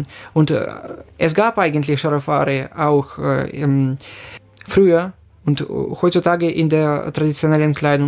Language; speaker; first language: German; non-native, fluent; Ukrainian